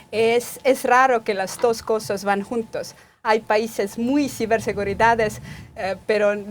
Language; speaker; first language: Spanish; non-native, fluent; Estonian